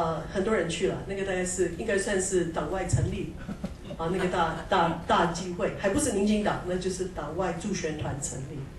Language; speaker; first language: Chinese; non-native, fluent; English